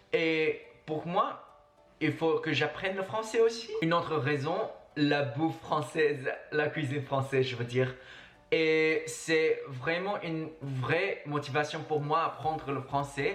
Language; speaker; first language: French; non-native, fluent; Chinese